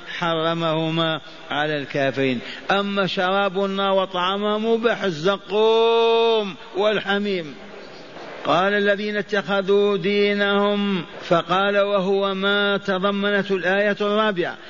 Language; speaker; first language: Arabic; native; Arabic